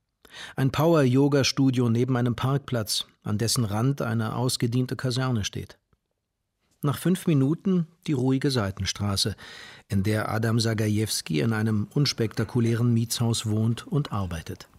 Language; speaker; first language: German; native; German